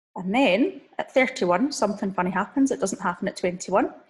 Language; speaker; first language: English; native; English